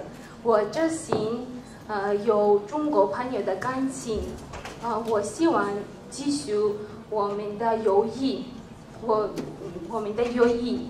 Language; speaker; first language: Chinese; non-native, learner; Georgian